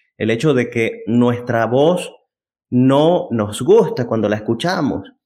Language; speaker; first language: Spanish; native; Spanish